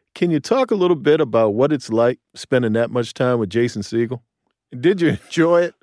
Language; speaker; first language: English; native; English